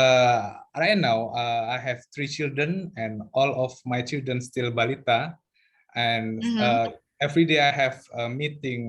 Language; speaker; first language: English; non-native, learner; Indonesian